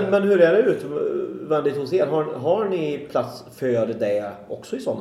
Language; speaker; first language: Swedish; native; Swedish